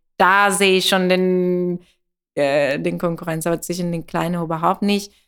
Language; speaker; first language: German; non-native, fluent; Italian